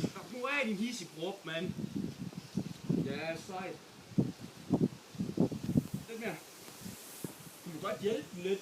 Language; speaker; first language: Danish; native; Danish